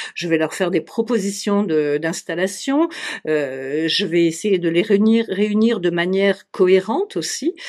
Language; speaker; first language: French; native; French